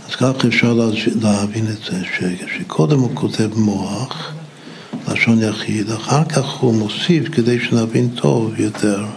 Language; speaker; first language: Hebrew; non-native, fluent; English